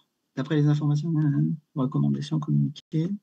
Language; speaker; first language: French; native; French